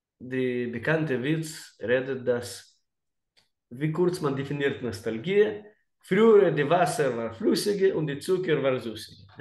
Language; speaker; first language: German; non-native, learner; Russian